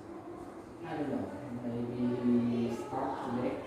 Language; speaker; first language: English; non-native, learner; Vietnamese